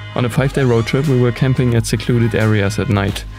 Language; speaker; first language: English; non-native, fluent; German